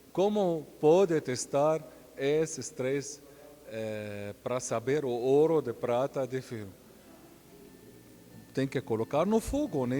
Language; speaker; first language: Portuguese; non-native, fluent; Arabic